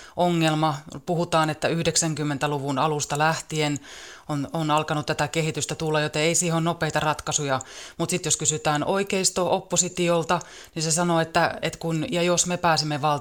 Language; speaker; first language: Finnish; native; Finnish